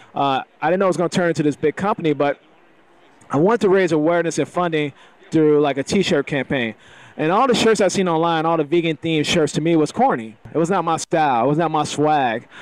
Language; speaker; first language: English; native; English